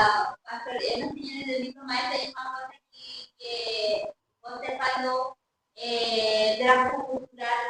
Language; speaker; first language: Portuguese; non-native, local second language; Spanish